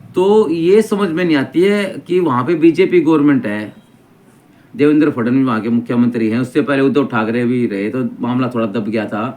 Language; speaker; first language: Hindi; native; Hindi